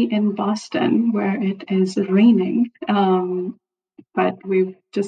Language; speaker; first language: English; non-native, local second language; Hindi